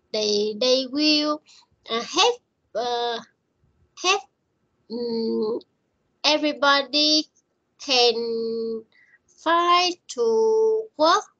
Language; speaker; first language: English; non-native, learner; Vietnamese